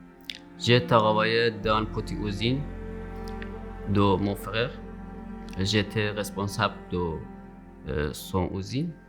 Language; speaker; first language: French; non-native, learner; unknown